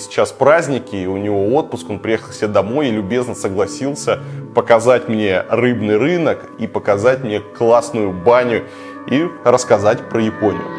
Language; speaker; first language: Russian; native; Russian